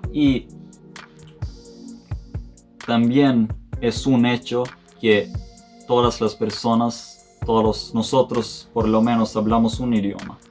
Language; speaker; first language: Spanish; non-native, fluent; Serbian